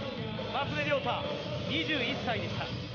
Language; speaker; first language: Japanese; native; Japanese